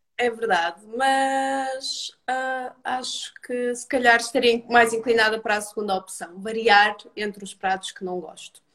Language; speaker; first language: Portuguese; early bilingual, other home language; Russian